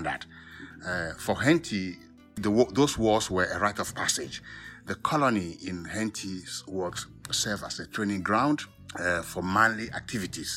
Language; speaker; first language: English; non-native, local second language; Ewe